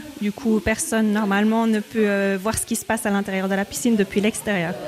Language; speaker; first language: French; native; French